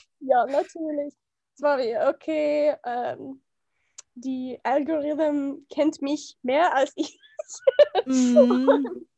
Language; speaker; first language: German; non-native, learner; English